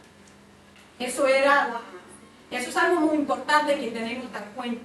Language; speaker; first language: Spanish; non-native, fluent; Russian